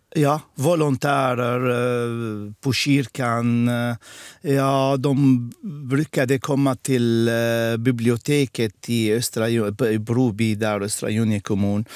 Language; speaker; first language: Swedish; non-native, fluent; Arabic